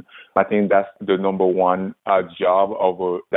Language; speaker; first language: English; non-native, local second language; French